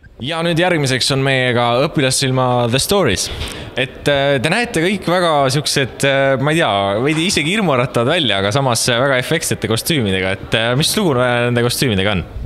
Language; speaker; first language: Estonian; native; Estonian